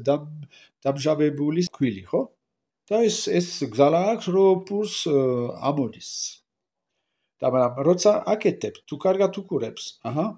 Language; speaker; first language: Georgian; non-native, learner; French